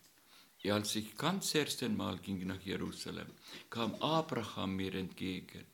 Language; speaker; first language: German; non-native, learner; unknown